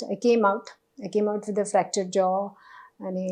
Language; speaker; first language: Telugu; non-native, learner; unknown